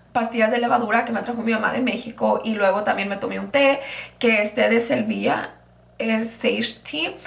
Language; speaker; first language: Spanish; early bilingual, other home language; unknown